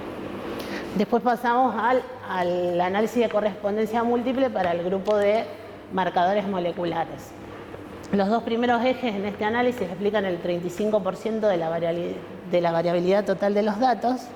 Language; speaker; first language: Spanish; native; Spanish